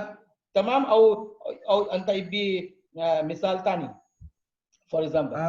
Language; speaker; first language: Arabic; non-native, fluent; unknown